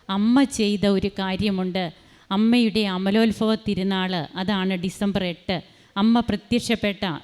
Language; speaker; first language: Malayalam; native; Malayalam